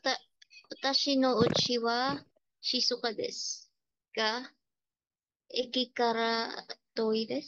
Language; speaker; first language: Japanese; non-native, learner; Filipino